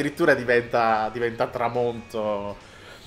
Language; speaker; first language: Italian; native; Italian